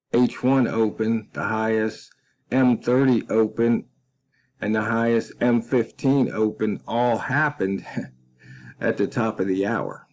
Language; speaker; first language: English; native; English